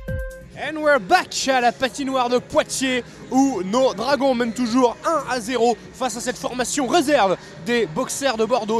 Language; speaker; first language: French; native; French